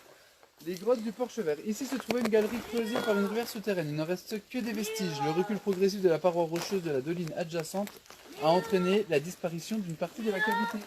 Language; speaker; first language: French; native; French